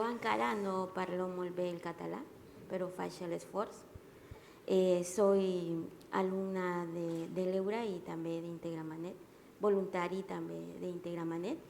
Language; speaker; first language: Catalan; non-native, learner; Spanish